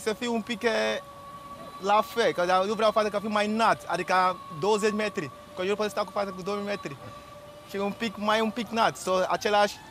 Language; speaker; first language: Romanian; non-native, learner; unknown